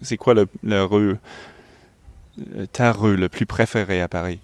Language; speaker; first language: French; non-native, learner; English